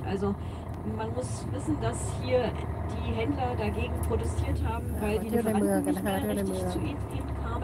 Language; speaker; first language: German; native; German